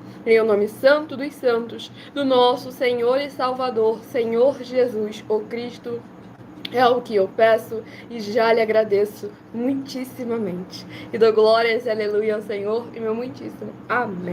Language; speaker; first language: Portuguese; native; Portuguese